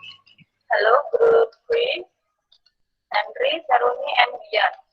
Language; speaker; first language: English; non-native, fluent; Indonesian